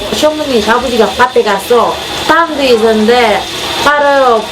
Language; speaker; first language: Korean; non-native, learner; Filipino